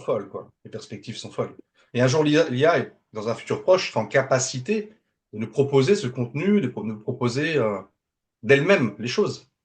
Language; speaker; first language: French; native; French